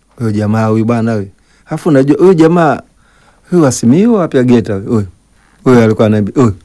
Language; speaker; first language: Swahili; native; Swahili